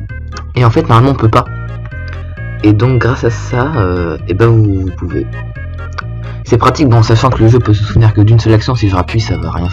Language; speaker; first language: French; native; French